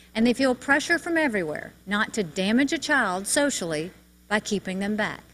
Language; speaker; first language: English; native; English